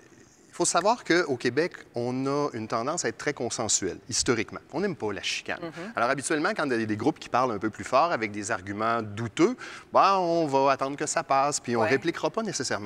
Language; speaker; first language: French; native; French